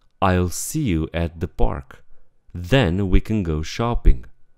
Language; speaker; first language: English; non-native, fluent; Romanian